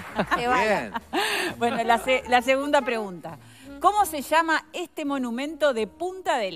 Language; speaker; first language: Spanish; native; Spanish